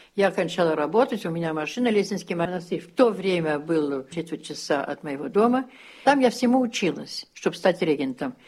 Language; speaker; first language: Russian; early bilingual, heritage; Russian